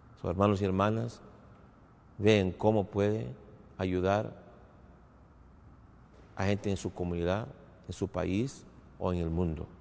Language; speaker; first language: Spanish; non-native, fluent; English